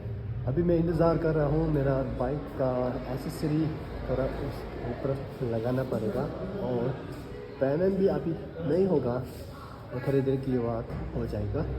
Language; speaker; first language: Hindi; non-native, local second language; Tibetan